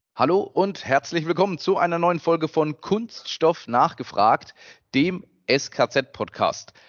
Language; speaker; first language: German; native; German